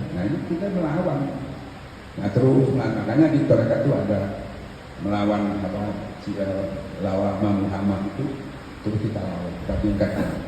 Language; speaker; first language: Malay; non-native, local second language; Javanese